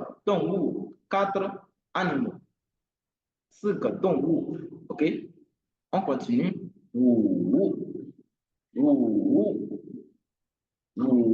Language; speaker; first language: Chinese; non-native, fluent; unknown